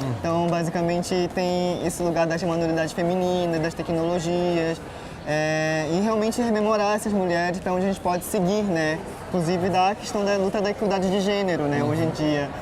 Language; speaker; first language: Portuguese; non-native, local second language; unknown